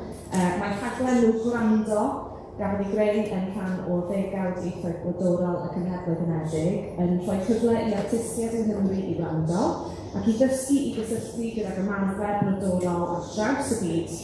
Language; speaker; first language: Welsh; native; Welsh